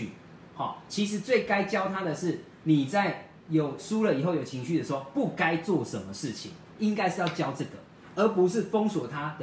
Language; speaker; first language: Chinese; native; Chinese